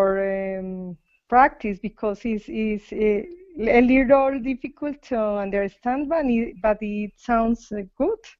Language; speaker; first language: English; non-native, learner; Spanish